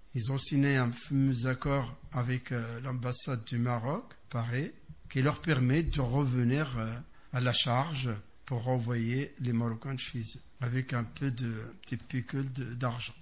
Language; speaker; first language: French; non-native, fluent; Arabic